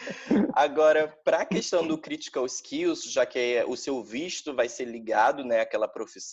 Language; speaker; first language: Portuguese; native; Portuguese